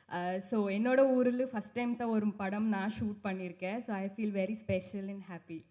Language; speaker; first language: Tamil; non-native, local second language; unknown